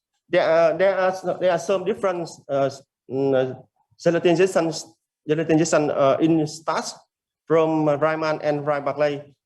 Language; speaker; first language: English; non-native, learner; Vietnamese